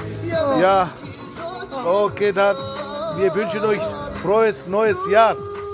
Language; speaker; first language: German; non-native, learner; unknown